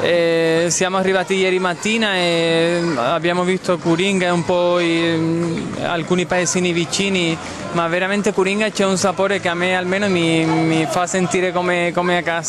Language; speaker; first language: Italian; non-native, fluent; Spanish